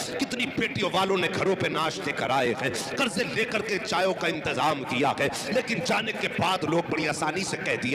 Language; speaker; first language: Urdu; native; Urdu